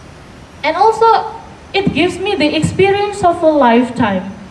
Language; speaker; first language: English; non-native, fluent; Indonesian